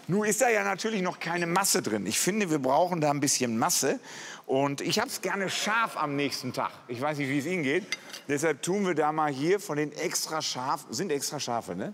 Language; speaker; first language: German; native; German